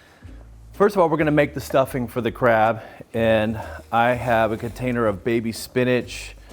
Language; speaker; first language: English; native; English